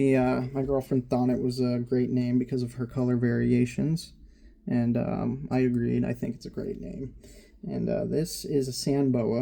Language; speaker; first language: English; native; English